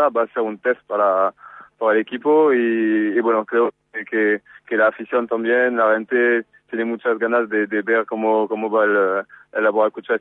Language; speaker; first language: Spanish; non-native, fluent; French